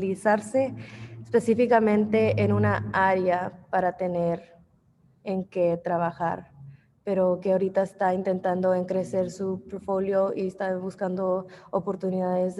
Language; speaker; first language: Spanish; early bilingual, heritage; English